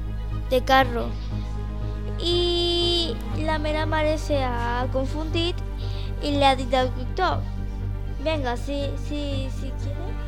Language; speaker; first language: Spanish; non-native, local second language; Catalan